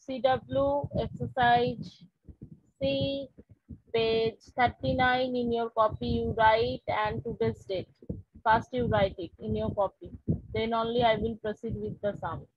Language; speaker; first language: English; non-native, local second language; Bangla